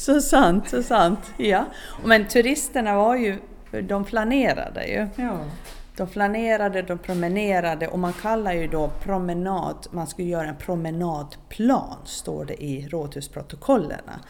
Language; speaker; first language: Swedish; native; Swedish